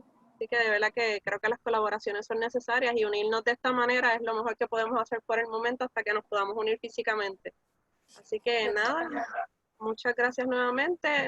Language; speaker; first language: Spanish; native; Spanish